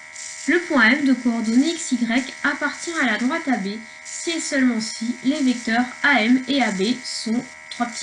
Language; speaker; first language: French; native; French